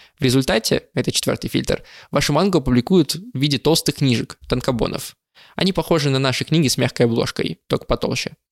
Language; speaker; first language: Russian; native; Russian